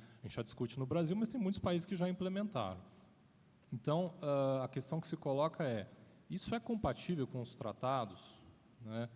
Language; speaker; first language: Portuguese; native; Portuguese